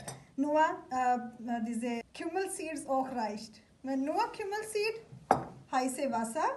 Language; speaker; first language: German; non-native, learner; Urdu